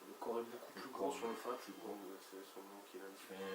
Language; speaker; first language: French; native; French